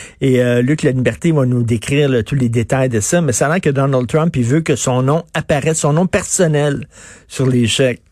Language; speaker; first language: French; native; French